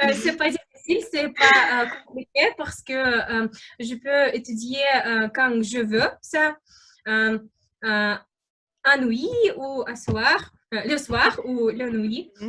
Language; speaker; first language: French; non-native, learner; Russian